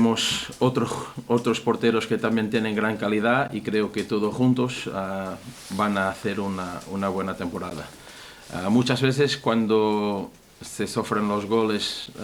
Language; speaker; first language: Spanish; non-native, fluent; Portuguese